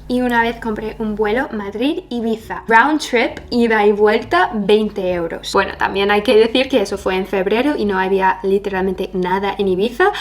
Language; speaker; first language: Spanish; non-native, fluent; English